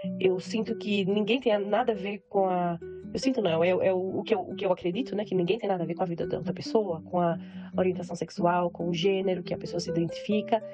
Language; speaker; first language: Portuguese; native; Portuguese